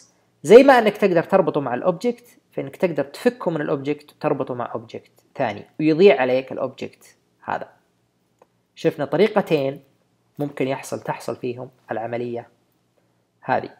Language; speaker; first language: Arabic; native; Arabic